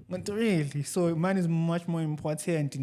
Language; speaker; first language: English; non-native, local second language; Zulu